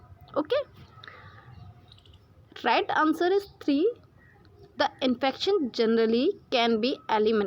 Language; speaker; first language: English; non-native, local second language; Hindi